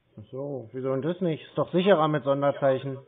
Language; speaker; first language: German; native; German